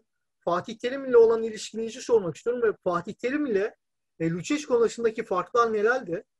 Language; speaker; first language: Turkish; native; Turkish